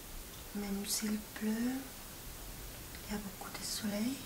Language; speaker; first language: French; non-native, fluent; Spanish